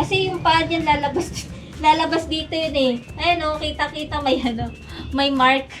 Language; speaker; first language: Filipino; native; Filipino